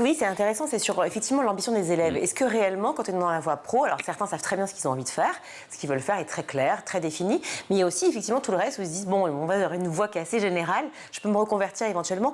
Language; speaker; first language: French; native; French